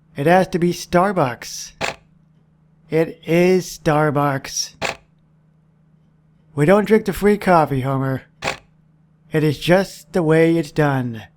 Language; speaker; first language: English; native; English